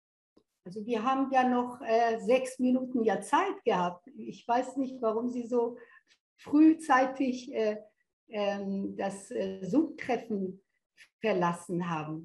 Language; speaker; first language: German; non-native, fluent; Persian